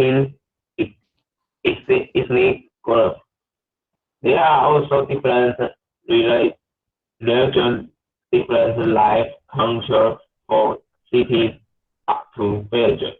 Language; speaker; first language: English; non-native, learner; Chinese